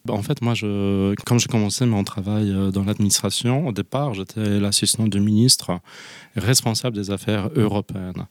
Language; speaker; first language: French; non-native, fluent; Polish